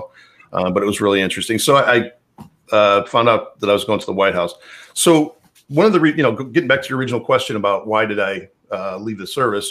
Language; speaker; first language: English; native; English